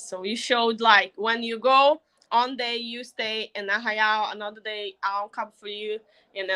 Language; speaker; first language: English; non-native, learner; Portuguese